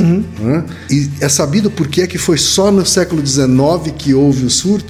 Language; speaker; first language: Portuguese; native; Portuguese